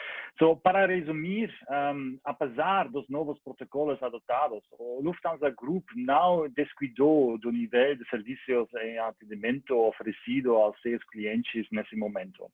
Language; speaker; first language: Portuguese; non-native, learner; German